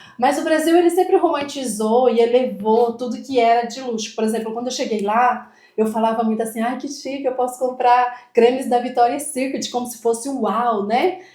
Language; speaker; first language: Portuguese; native; Portuguese